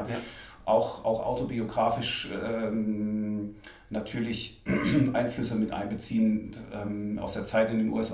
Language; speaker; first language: German; native; German